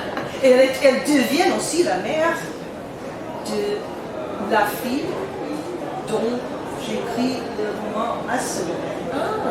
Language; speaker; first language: French; non-native, learner; English